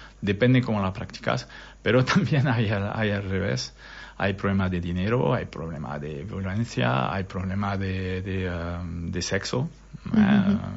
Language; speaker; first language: Spanish; non-native, fluent; French